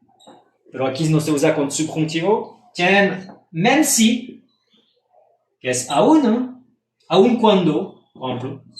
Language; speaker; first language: Spanish; non-native, fluent; French